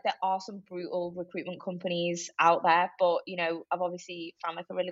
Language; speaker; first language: English; native; English